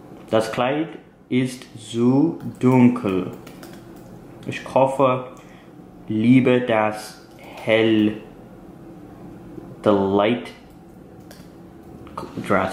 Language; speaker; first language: German; non-native, learner; English